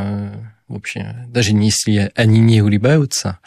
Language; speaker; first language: Russian; non-native, fluent; French